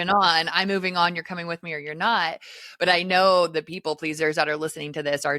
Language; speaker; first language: English; native; English